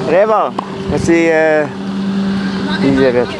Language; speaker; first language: French; native; French